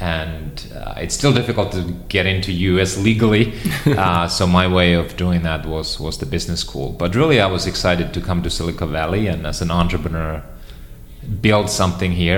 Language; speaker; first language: English; non-native, fluent; Finnish